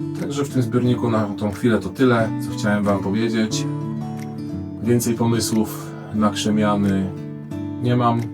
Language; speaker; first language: Polish; native; Polish